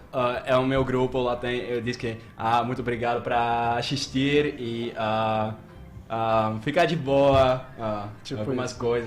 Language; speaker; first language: Portuguese; non-native, learner; Dutch